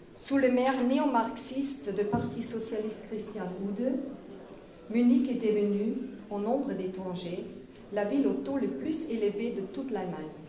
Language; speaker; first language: French; non-native, fluent; German